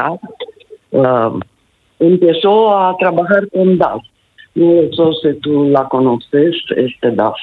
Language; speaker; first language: Spanish; non-native, learner; Romanian